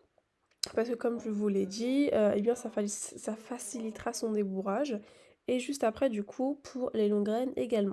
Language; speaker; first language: French; native; French